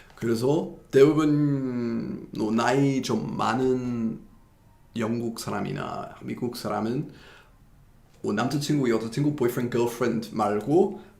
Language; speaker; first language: Korean; non-native, fluent; English